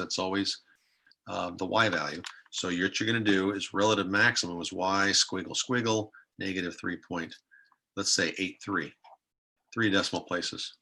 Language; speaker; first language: English; native; English